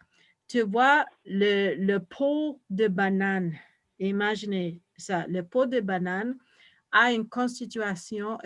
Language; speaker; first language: French; non-native, fluent; English